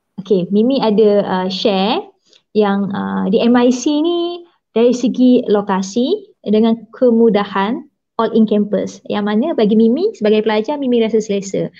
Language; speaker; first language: Malay; native; Malay